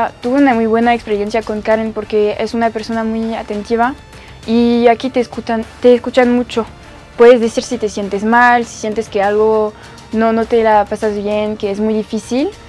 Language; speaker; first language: Spanish; non-native, learner; French